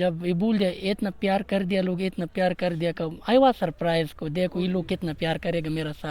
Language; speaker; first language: Hindi; non-native, learner; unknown